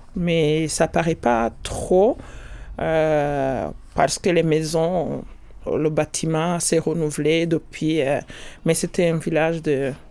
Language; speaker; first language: French; non-native, local second language; Kinyarwanda